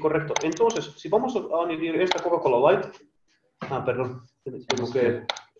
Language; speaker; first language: Spanish; non-native, learner; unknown